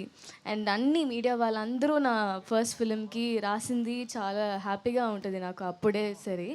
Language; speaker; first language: Telugu; non-native, learner; Tamil